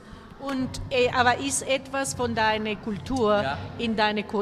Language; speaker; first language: German; non-native, fluent; Spanish